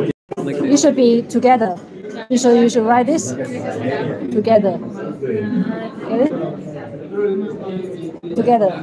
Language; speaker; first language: English; non-native, fluent; Chinese